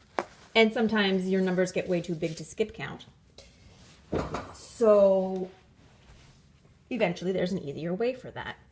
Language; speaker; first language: English; native; English